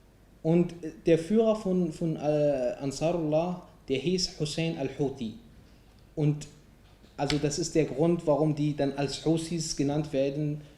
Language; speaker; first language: German; non-native, fluent; Arabic